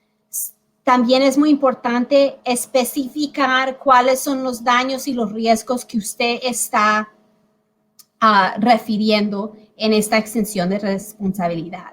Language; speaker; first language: Spanish; early bilingual, heritage; Spanish